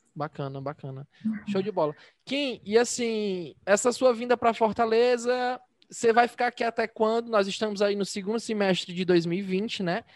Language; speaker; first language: Portuguese; native; Portuguese